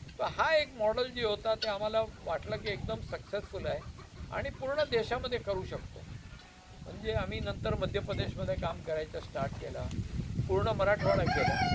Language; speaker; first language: Marathi; non-native, local second language; Gujarati